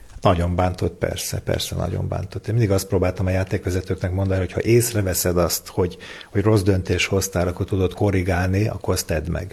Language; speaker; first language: Hungarian; native; Hungarian